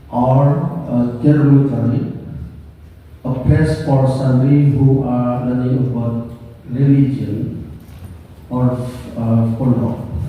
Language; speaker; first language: English; non-native, learner; Indonesian